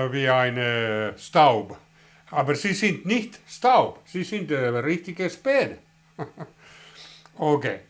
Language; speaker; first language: German; non-native, learner; Finnish